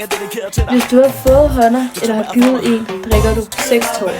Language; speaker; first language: Danish; native; Danish